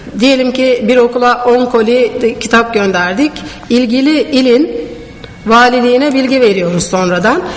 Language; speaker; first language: Turkish; native; Turkish